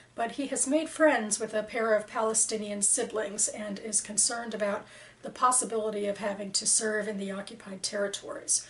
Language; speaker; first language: English; native; English